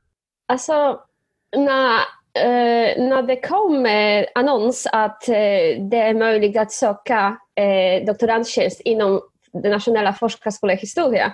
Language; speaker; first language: Swedish; non-native, fluent; Polish